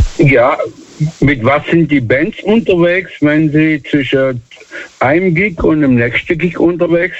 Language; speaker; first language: German; native; German